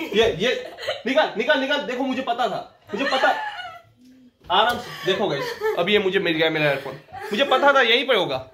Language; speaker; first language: Hindi; non-native, local second language; Gujarati